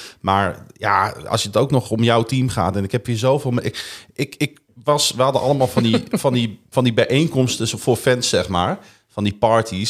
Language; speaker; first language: Dutch; native; Dutch